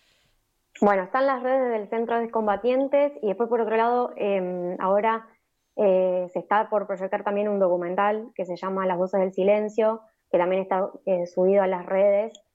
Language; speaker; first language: Spanish; native; Spanish